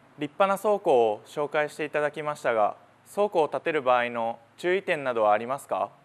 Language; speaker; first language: Japanese; native; Japanese